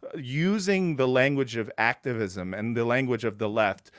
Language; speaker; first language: English; native; English